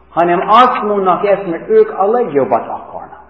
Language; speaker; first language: Hungarian; non-native, fluent; English